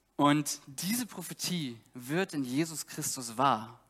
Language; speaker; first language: German; native; German